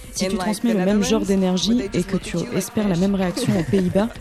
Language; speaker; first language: French; non-native, fluent; English